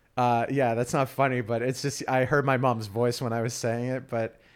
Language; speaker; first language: English; native; English